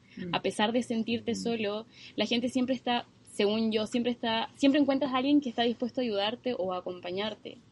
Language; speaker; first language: Spanish; native; Spanish